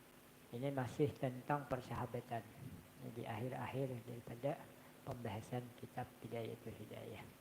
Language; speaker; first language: Indonesian; non-native, local second language; Banjar